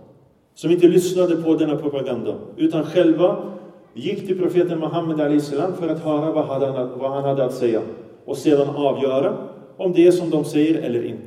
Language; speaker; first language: Swedish; early bilingual, other home language; Arabic